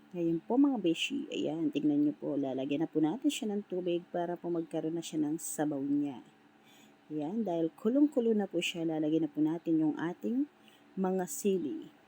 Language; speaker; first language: Filipino; non-native, local second language; Pampanga